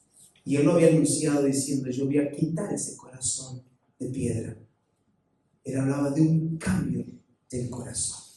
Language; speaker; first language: Spanish; native; Spanish